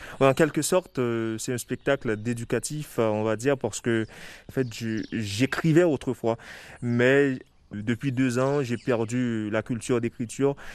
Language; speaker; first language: French; non-native, local second language; Haitian Creole